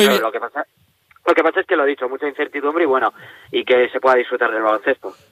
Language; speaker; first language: Spanish; native; Spanish